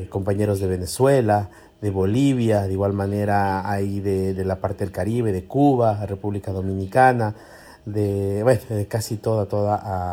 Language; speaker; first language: Spanish; native; Spanish